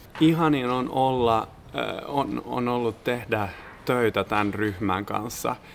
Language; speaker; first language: Finnish; non-native, fluent; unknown